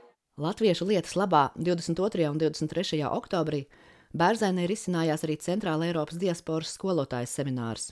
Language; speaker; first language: Latvian; native; Latvian